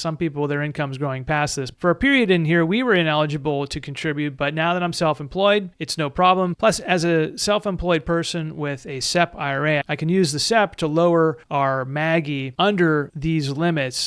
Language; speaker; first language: English; native; English